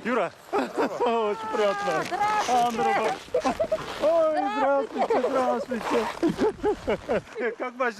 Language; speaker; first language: Russian; non-native, learner; Korean